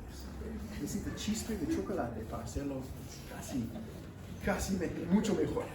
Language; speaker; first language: Spanish; non-native, fluent; English